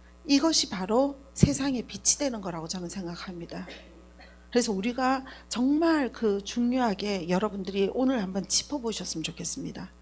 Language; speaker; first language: Korean; native; Korean